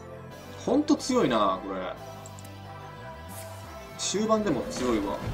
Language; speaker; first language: Japanese; native; Japanese